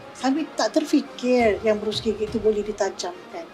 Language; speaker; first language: Malay; native; Malay